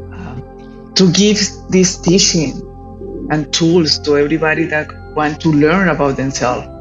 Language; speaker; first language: English; non-native, fluent; Spanish